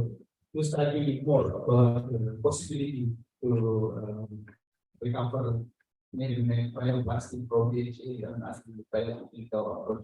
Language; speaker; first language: English; non-native, learner; Indonesian